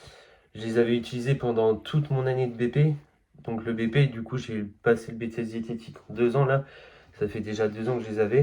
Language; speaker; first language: French; native; French